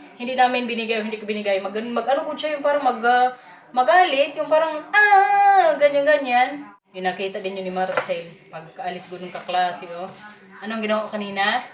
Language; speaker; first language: Filipino; non-native, local second language; Waray